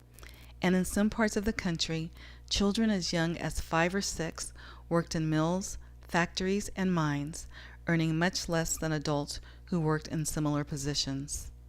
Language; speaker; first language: English; native; English